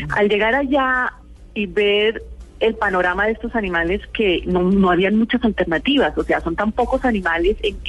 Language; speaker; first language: Spanish; native; Spanish